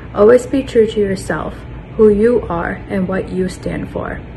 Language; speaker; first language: English; native; English